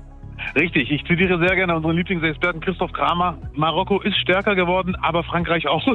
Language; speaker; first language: German; early bilingual, other home language; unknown